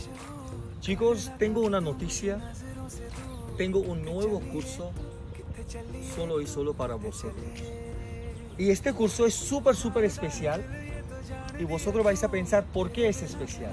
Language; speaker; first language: Spanish; non-native, fluent; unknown